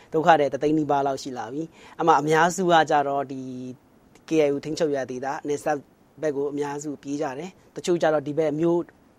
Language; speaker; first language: Burmese; non-native, local second language; Kachin